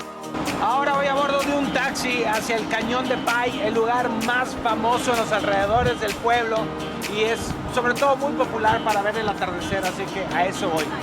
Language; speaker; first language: Spanish; native; Spanish